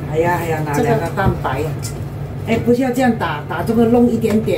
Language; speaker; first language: Chinese; non-native, local second language; Cantonese